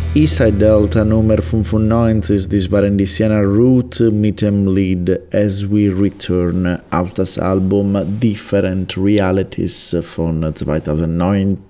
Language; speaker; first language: German; non-native, learner; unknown